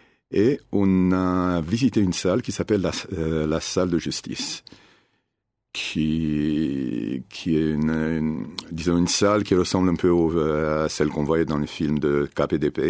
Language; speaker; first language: French; non-native, fluent; Romanian